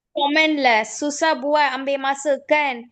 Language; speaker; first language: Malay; non-native, local second language; Tamil